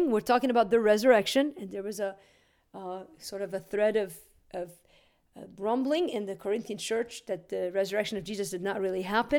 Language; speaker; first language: English; native; English